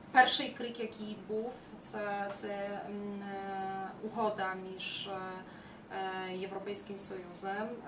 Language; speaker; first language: Ukrainian; non-native, fluent; Polish